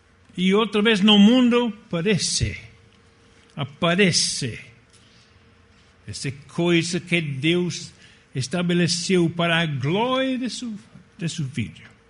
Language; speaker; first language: Portuguese; non-native, fluent; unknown